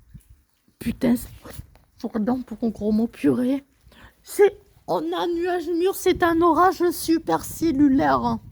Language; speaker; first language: French; native; French